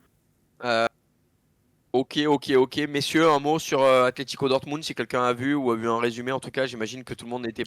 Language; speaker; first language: French; native; French